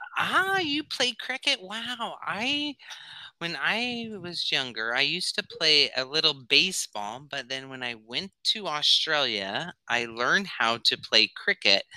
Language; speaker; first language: English; native; English